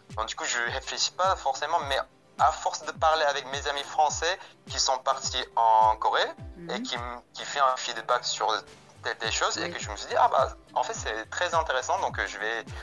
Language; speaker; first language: French; non-native, fluent; Korean